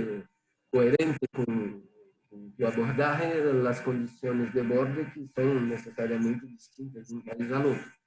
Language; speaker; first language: Spanish; non-native, fluent; Portuguese